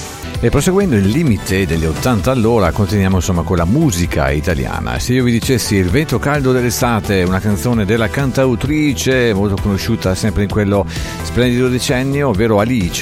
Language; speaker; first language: Italian; native; Italian